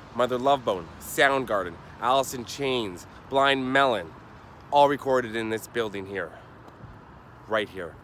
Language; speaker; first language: English; native; English